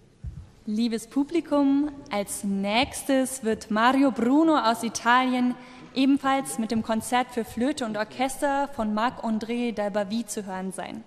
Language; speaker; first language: German; native; German